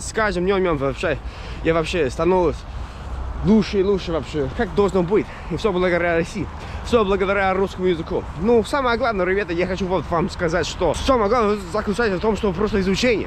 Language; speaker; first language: Russian; non-native, fluent; English